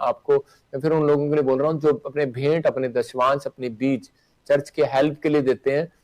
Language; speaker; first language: Hindi; non-native, local second language; Punjabi